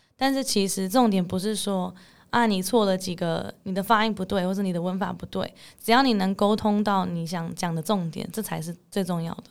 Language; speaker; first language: Chinese; early bilingual, heritage; English